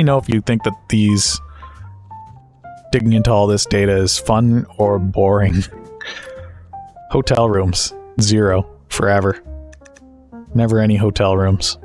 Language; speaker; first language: English; native; English